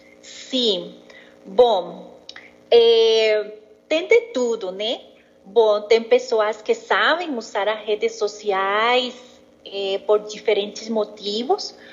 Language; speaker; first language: Portuguese; non-native, learner; Spanish